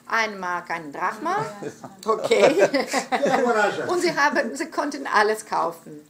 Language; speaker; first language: German; non-native, fluent; Greek